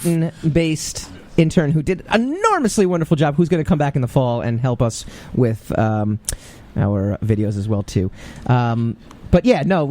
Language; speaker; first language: English; native; English